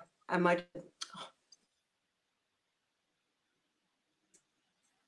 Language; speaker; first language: English; non-native, local second language; Punjabi